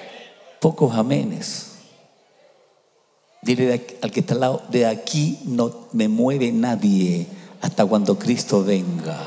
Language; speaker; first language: Spanish; native; Spanish